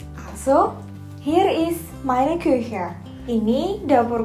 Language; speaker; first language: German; non-native, fluent; Indonesian